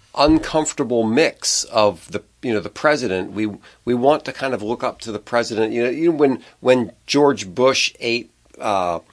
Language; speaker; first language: English; native; English